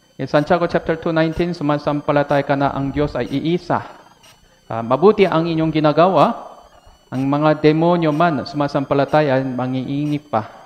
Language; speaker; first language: Filipino; non-native, fluent; Korean